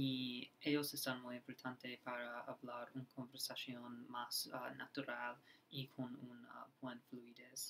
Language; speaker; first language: Spanish; non-native, learner; English